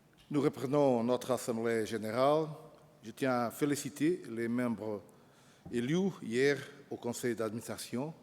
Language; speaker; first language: French; non-native, fluent; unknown